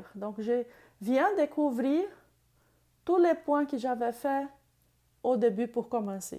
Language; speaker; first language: French; non-native, fluent; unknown